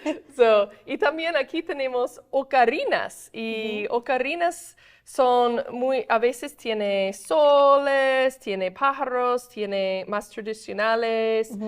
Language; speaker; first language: Spanish; non-native, fluent; English